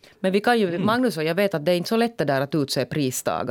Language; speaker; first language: Swedish; native; Swedish